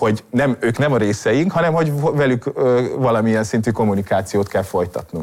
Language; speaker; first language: Hungarian; native; Hungarian